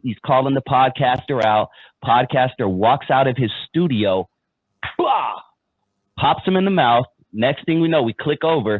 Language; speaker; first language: English; native; English